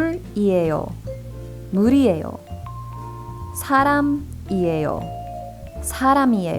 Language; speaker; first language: Korean; non-native, fluent; English